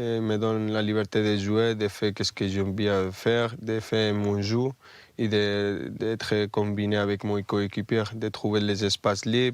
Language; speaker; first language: French; non-native, fluent; Spanish